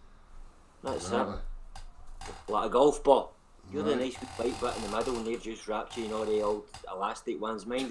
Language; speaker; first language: English; native; English